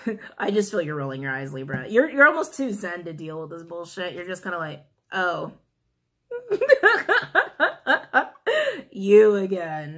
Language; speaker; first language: English; native; English